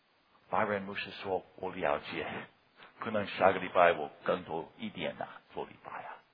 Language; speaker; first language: Chinese; non-native, fluent; English